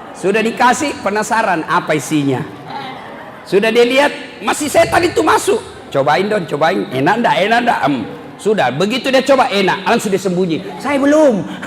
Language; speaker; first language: Indonesian; non-native, local second language; Buginese